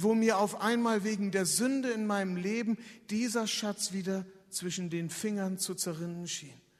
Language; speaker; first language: German; native; German